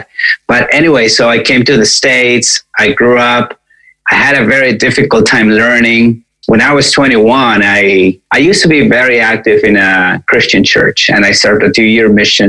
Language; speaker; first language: English; non-native, fluent; Spanish